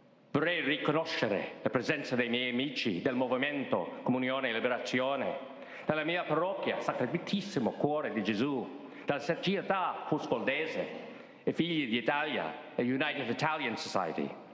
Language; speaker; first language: Italian; non-native, fluent; English